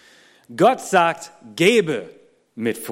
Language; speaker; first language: German; non-native, fluent; English